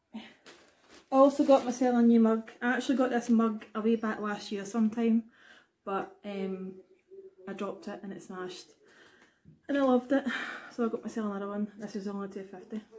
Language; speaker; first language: English; native; English